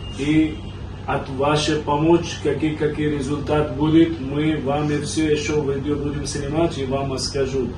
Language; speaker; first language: Russian; non-native, learner; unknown